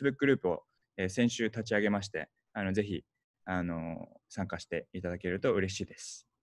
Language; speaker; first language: Japanese; early bilingual, heritage; Japanese